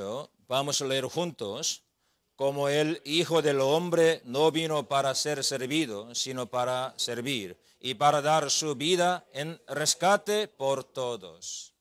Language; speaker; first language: Spanish; non-native, learner; Korean